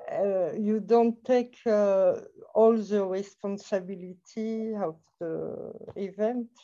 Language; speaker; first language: English; non-native, fluent; French